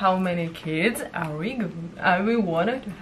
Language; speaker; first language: English; non-native, learner; Russian